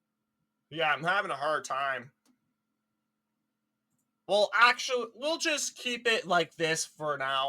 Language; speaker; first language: English; native; English